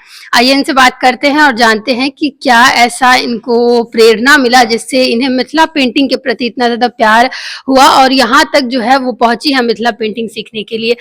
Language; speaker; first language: Hindi; native; Hindi